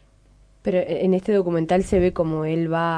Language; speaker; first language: Spanish; native; Spanish